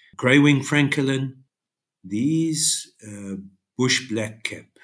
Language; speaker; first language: English; native; English